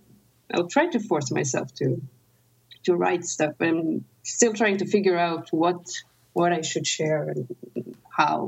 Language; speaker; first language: English; non-native, fluent; Norwegian